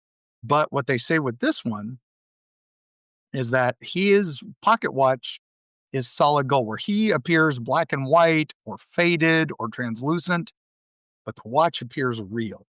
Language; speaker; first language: English; native; English